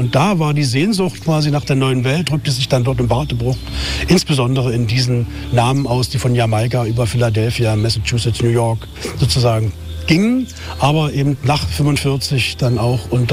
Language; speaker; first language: German; native; German